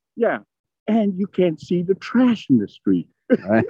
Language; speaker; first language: English; early bilingual, other home language; Vietnamese